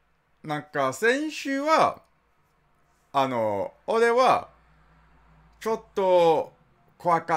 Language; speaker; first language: Japanese; non-native, learner; English